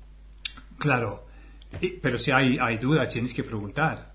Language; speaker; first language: Spanish; non-native, fluent; English